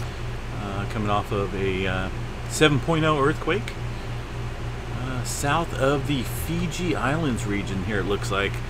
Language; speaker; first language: English; native; English